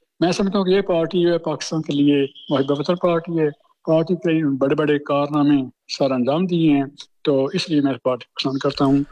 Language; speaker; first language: Urdu; non-native, local second language; Punjabi